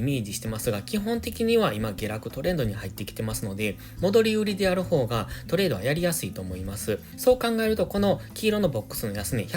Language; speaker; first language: Japanese; native; Japanese